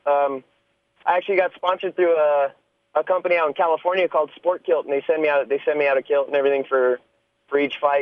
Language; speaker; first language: English; native; English